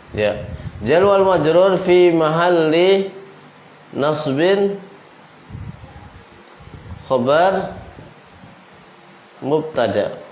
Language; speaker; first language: Arabic; non-native, fluent; Indonesian